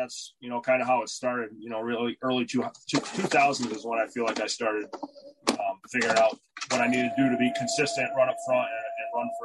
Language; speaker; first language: English; native; English